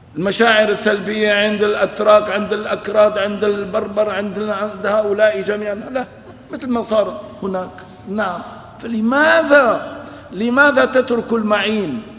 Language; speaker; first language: Arabic; non-native, local second language; Kurdish